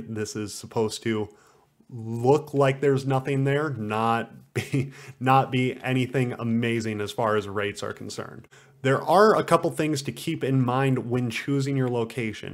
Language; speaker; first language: English; native; English